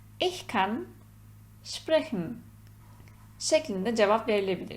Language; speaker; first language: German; non-native, fluent; Turkish